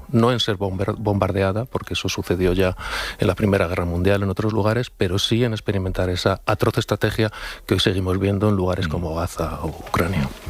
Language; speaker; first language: Spanish; native; Spanish